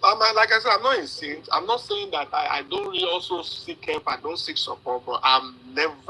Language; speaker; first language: English; non-native, local second language; Yoruba